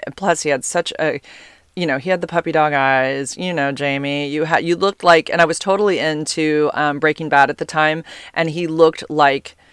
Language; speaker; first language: English; native; English